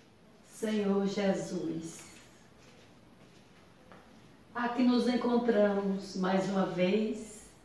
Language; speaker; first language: Portuguese; native; Portuguese